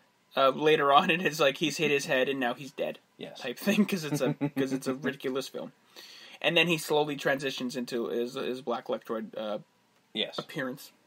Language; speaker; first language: English; native; English